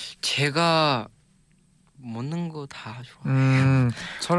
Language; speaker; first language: Korean; non-native, learner; Chinese